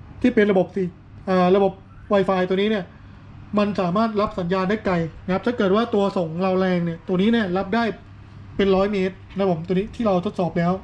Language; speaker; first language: Thai; native; Thai